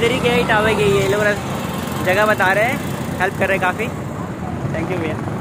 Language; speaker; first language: Hindi; native; Hindi